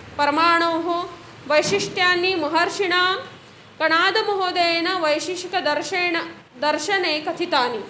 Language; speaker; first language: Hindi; non-native, local second language; Marathi